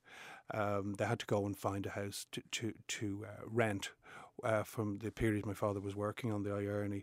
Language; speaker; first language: English; native; English